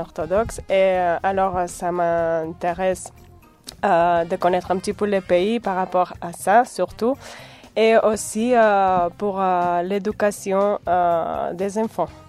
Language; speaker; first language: French; non-native, fluent; Catalan